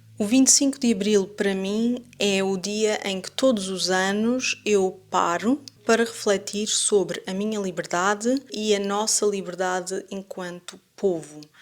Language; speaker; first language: Portuguese; native; Portuguese